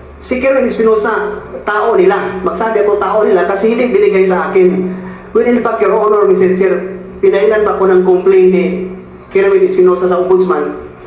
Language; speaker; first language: Filipino; non-native, local second language; Cebuano